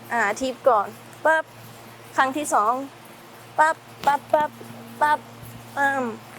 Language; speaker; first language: Thai; non-native, fluent; Estonian